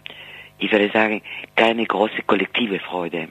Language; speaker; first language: German; non-native, fluent; Spanish